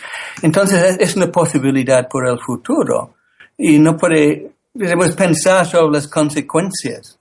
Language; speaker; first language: Spanish; non-native, learner; English